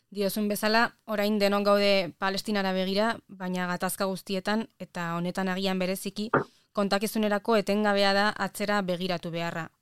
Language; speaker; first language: Basque; native; Basque